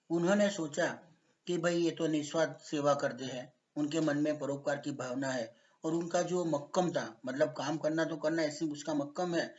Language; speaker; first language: Hindi; non-native, local second language; Gujarati